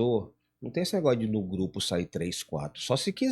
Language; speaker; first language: Portuguese; native; Portuguese